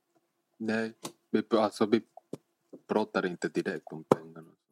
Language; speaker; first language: Swedish; non-native, fluent; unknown